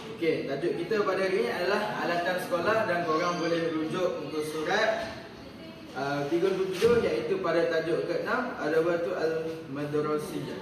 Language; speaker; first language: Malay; native; Malay